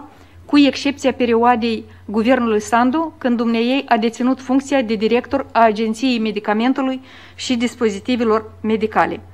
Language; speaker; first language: Romanian; native; Romanian